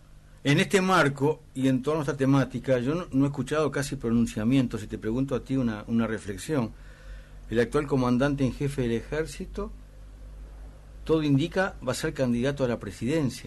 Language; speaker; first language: Spanish; native; Spanish